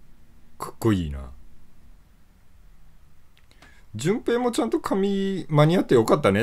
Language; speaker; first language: Japanese; native; Japanese